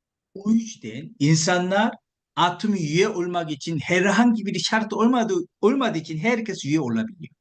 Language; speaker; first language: Turkish; non-native, fluent; Korean